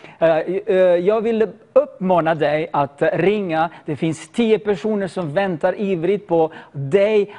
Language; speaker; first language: Swedish; non-native, fluent; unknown